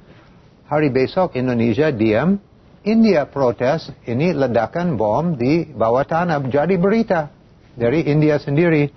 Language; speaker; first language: Indonesian; non-native, fluent; English